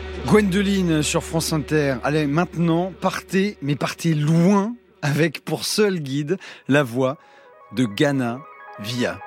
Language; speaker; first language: French; native; French